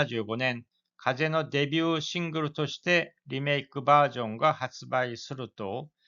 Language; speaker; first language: Japanese; non-native, fluent; Korean